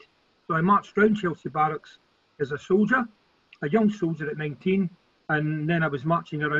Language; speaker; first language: English; native; English